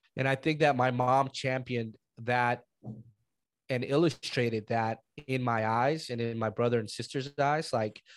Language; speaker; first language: English; early bilingual, other home language; Spanish